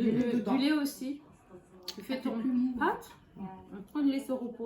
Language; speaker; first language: French; non-native, fluent; Turkish